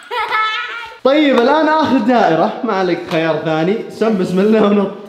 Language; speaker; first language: Arabic; native; Arabic